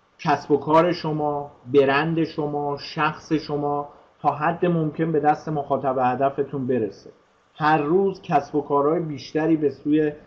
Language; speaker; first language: Persian; native; Persian